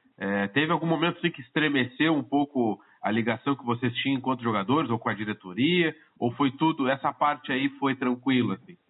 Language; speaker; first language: Portuguese; native; Portuguese